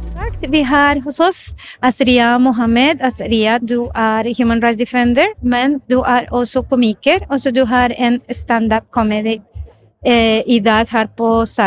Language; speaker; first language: Norwegian; non-native, fluent; Spanish